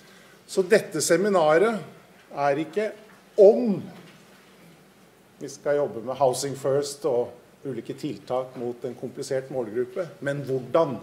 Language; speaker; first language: Norwegian; native; Norwegian